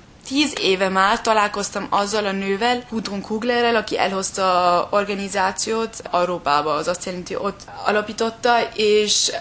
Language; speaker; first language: Hungarian; early bilingual, heritage; German